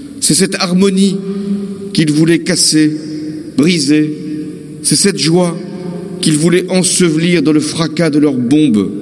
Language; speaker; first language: French; native; French